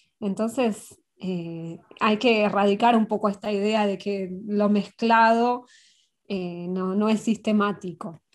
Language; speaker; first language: Spanish; native; Spanish